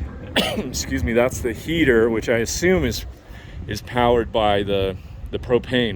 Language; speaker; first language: English; native; English